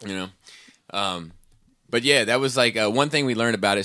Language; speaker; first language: English; native; English